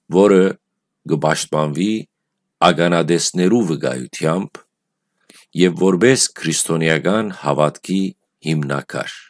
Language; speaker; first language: Armenian; native; Armenian